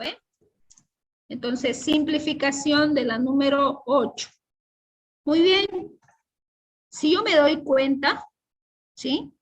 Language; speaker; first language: Spanish; native; Spanish